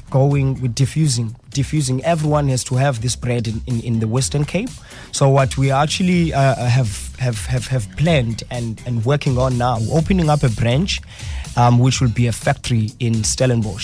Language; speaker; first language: English; non-native, local second language; Xhosa